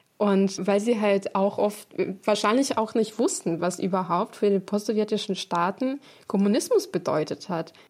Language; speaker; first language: German; non-native, fluent; Ukrainian